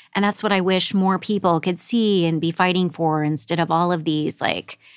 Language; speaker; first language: English; native; English